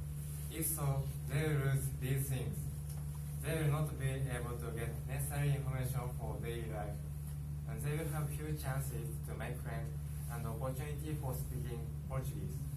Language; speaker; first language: English; non-native, learner; Japanese